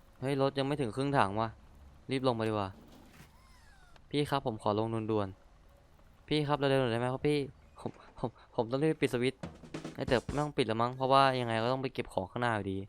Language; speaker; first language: Thai; native; Thai